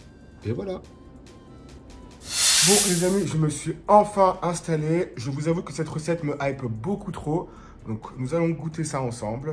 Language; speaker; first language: French; native; French